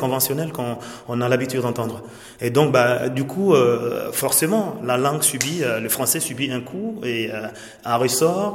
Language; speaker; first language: French; non-native, local second language; Mossi